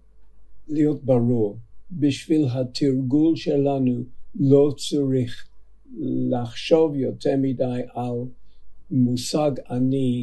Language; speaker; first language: Hebrew; non-native, fluent; English